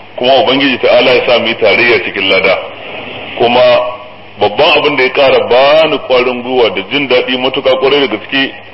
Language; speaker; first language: Hausa; native; Hausa